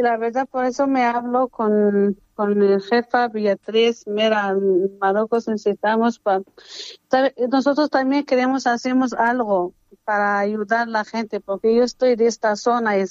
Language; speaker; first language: Spanish; non-native, learner; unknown